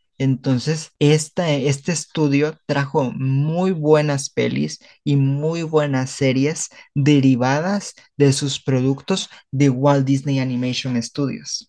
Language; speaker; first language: Spanish; native; Spanish